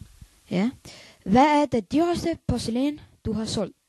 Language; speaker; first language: Danish; non-native, learner; Icelandic